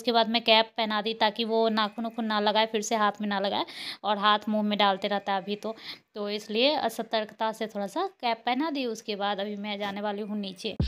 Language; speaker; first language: Hindi; native; Hindi